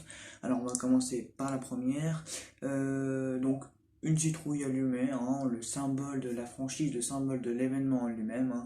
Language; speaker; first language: French; native; French